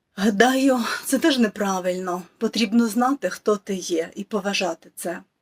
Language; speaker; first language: Ukrainian; non-native, local second language; Russian